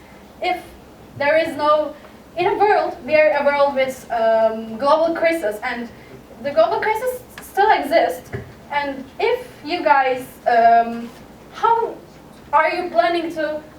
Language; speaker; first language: English; non-native, fluent; Turkish